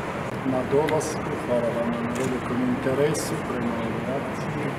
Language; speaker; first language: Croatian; non-native, fluent; Ukrainian